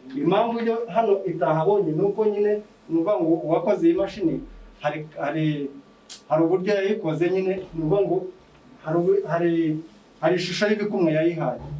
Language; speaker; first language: Kinyarwanda; native; Kinyarwanda